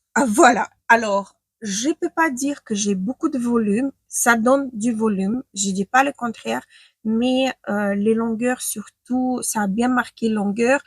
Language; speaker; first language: French; non-native, fluent; Ukrainian